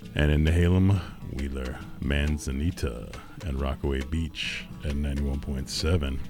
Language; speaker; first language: English; native; English